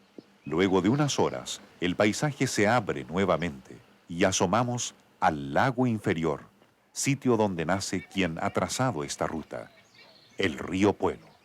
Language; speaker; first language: Spanish; native; Spanish